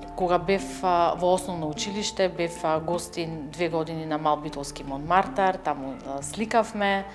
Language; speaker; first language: Macedonian; native; Macedonian